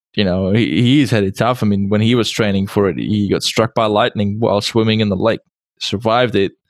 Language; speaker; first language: English; non-native, fluent; Czech